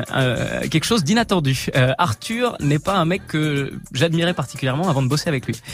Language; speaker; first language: French; native; French